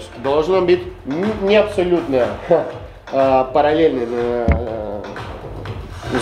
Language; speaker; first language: Russian; non-native, fluent; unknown